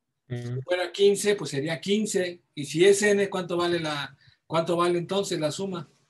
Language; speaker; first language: Spanish; native; Spanish